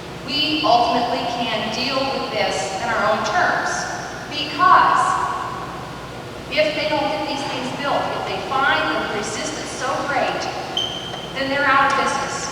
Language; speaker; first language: English; native; English